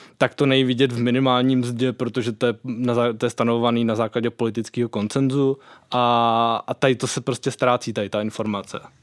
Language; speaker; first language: Czech; native; Czech